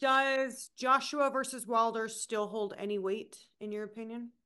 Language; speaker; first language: English; native; English